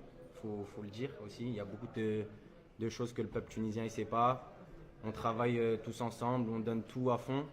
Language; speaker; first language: French; early bilingual, other home language; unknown